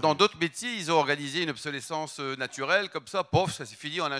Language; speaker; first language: French; native; French